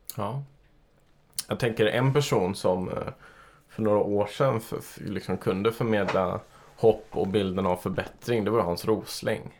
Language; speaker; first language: Swedish; native; Swedish